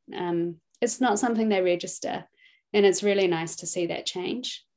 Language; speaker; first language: English; native; English